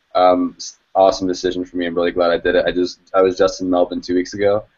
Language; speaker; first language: English; native; English